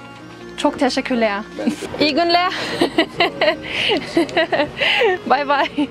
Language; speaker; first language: Turkish; non-native, learner; German